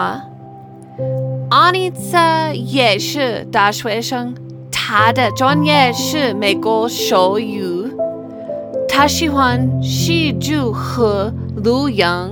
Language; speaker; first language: Chinese; non-native, learner; English